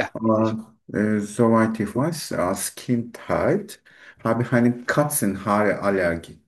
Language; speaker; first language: German; non-native, learner; Turkish